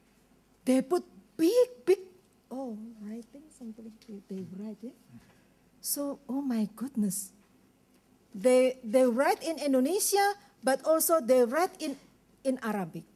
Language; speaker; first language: English; non-native, learner; Indonesian